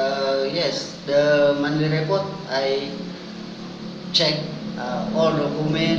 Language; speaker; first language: English; non-native, learner; Indonesian